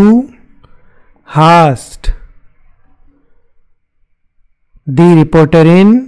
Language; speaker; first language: German; non-native, fluent; Hindi